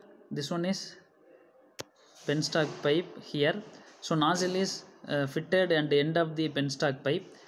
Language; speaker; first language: English; non-native, local second language; Tamil